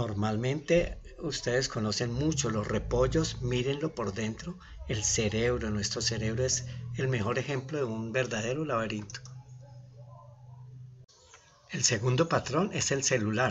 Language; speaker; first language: Spanish; native; Spanish